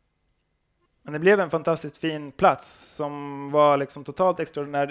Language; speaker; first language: Swedish; native; Swedish